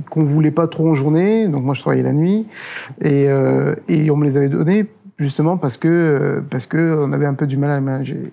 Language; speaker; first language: French; native; French